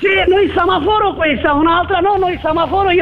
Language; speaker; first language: Italian; non-native, learner; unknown